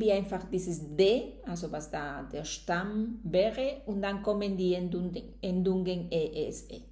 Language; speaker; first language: German; non-native, fluent; Spanish